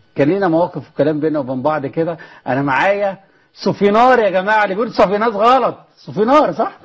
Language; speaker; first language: Arabic; native; Arabic